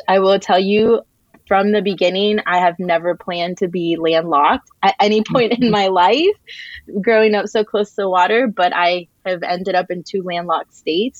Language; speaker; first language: English; early bilingual, other home language; Spanish